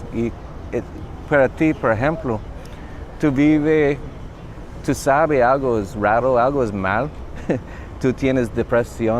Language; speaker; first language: Spanish; non-native, learner; English